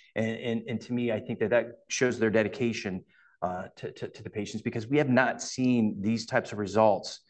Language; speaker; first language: English; native; English